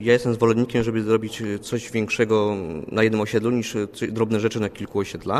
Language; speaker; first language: Polish; native; Polish